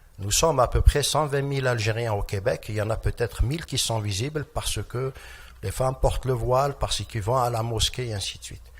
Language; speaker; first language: French; non-native, local second language; Kabyle